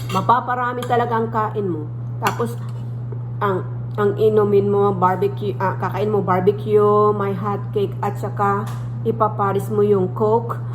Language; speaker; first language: Filipino; non-native, local second language; Waray